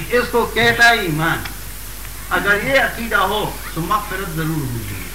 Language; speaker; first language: Urdu; non-native, local second language; Pashto